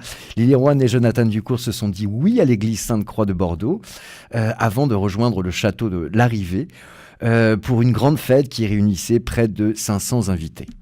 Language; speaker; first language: French; native; French